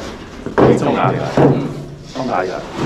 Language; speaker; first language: Chinese; non-native, fluent; English